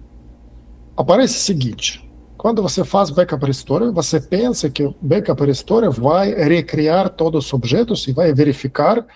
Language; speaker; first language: Portuguese; non-native, fluent; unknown